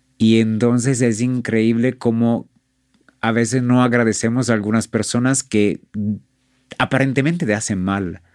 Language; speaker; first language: Spanish; non-native, fluent; Italian